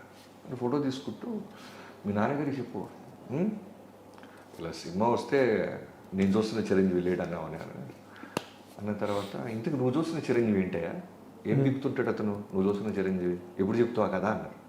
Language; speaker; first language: Telugu; native; Telugu